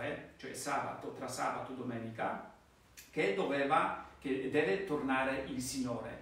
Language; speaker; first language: Italian; non-native, fluent; Polish